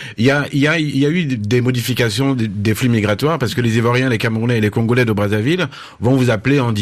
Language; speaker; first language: French; native; French